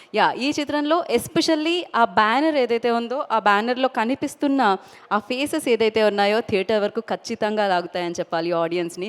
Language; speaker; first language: Telugu; native; Telugu